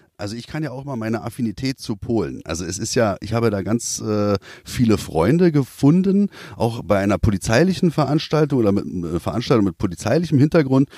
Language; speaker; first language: German; native; German